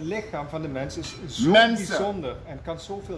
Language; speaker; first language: Dutch; native; Dutch